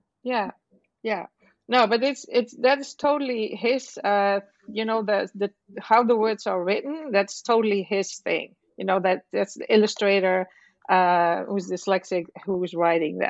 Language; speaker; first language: English; non-native, fluent; Dutch